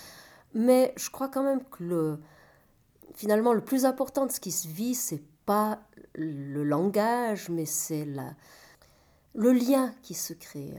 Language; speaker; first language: French; native; French